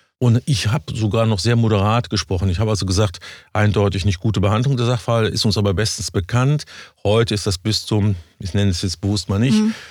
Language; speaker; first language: German; native; German